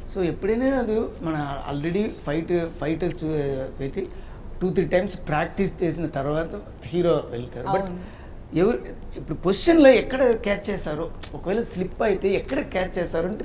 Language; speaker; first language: Telugu; non-native, learner; Tamil